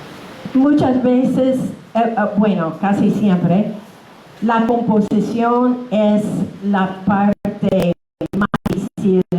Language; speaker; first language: Spanish; non-native, fluent; English